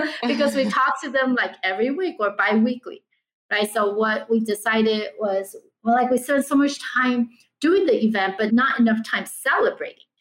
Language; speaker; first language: English; early bilingual, other home language; Chinese